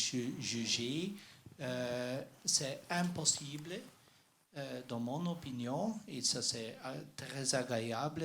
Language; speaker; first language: French; non-native, learner; Dutch